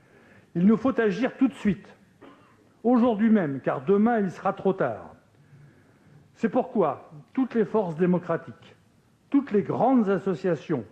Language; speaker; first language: French; native; French